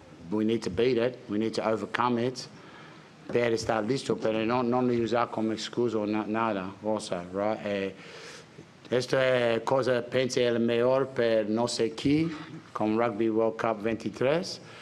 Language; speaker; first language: Spanish; non-native, fluent; English